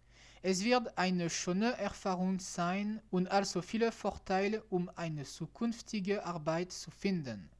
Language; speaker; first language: German; non-native, learner; French